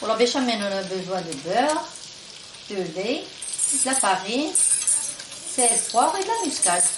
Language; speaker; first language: French; non-native, local second language; Arabic